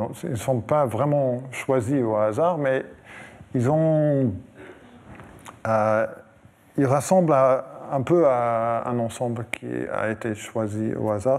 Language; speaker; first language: French; non-native, fluent; English